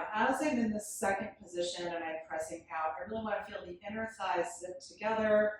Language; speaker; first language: English; native; English